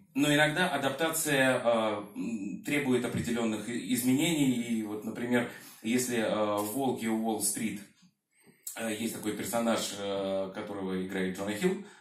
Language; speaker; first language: Russian; native; Russian